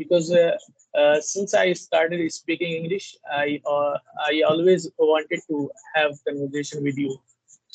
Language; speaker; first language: English; non-native, learner; Hindi